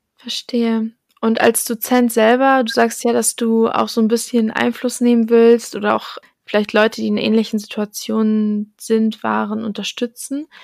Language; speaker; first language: German; native; German